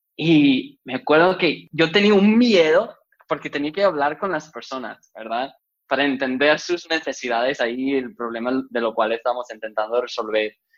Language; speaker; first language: Spanish; non-native, fluent; English